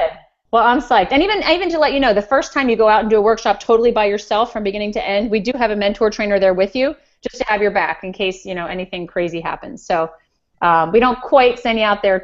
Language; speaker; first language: English; native; English